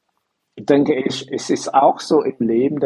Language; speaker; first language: German; non-native, fluent; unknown